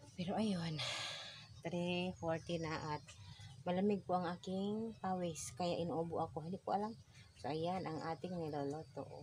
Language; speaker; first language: Filipino; non-native, local second language; Cebuano